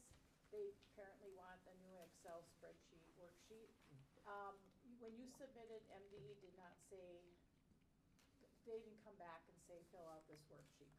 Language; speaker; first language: English; native; English